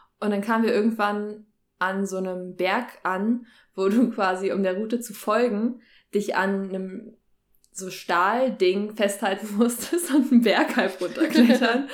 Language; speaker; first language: German; native; German